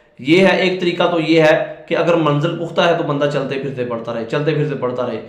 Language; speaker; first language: Urdu; non-native, local second language; Punjabi